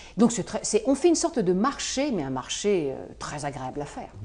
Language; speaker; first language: French; native; French